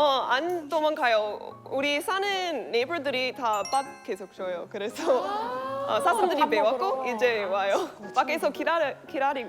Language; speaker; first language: Korean; non-native, learner; English